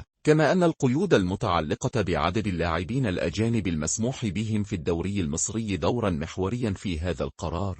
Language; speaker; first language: Arabic; native; Arabic